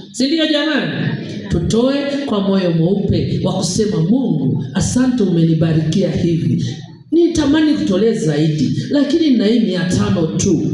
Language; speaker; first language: Swahili; native; Swahili